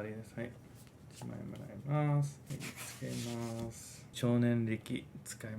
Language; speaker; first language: Japanese; non-native, fluent; English